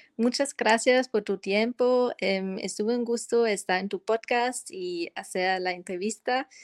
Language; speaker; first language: Spanish; non-native, fluent; German